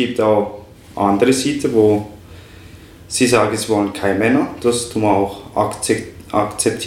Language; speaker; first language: German; non-native, fluent; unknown